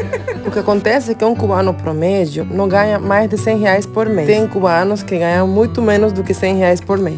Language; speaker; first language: Portuguese; non-native, fluent; Spanish